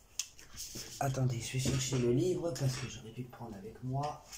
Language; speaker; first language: French; native; French